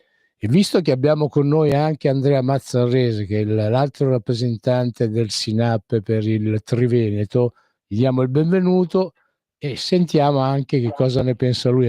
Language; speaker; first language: Italian; native; Italian